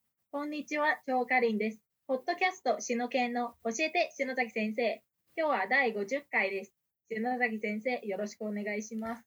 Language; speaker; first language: Japanese; non-native, fluent; Chinese